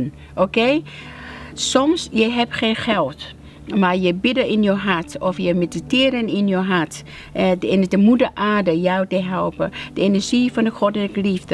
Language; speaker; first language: Dutch; non-native, learner; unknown